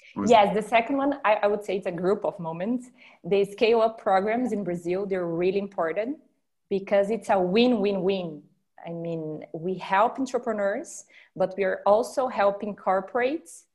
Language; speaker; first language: English; non-native, fluent; Portuguese